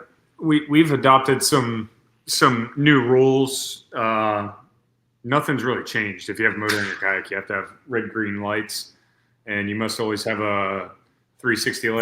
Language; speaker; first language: English; native; English